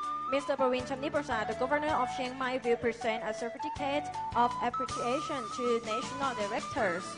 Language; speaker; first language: English; non-native, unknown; Thai